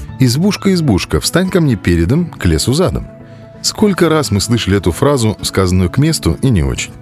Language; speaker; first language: Russian; native; Russian